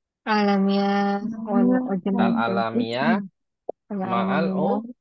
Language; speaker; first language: Arabic; non-native, learner; Indonesian